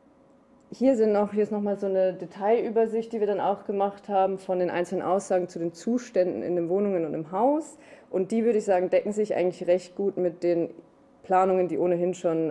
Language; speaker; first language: German; native; German